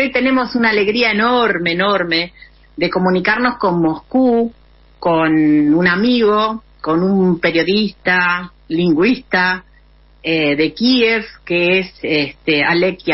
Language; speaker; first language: Spanish; native; Spanish